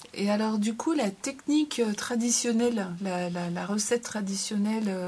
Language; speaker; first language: French; native; French